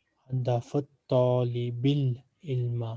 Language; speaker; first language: Arabic; non-native, fluent; Urdu